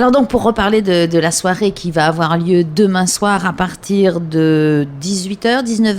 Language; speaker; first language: French; native; French